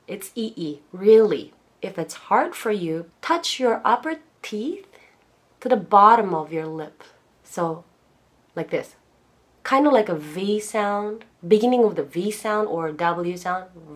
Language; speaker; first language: English; non-native, fluent; Japanese